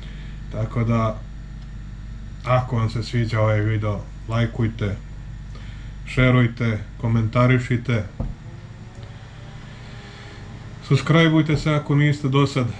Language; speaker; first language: Serbian; native; Serbian